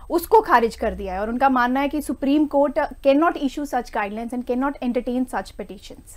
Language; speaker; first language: Hindi; non-native, local second language; Punjabi